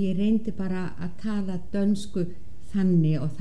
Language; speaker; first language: Icelandic; non-native, fluent; Danish